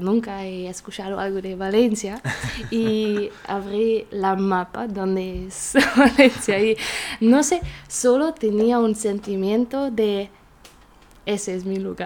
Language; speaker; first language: Spanish; non-native, learner; German